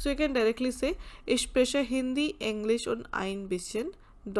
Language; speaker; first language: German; non-native, fluent; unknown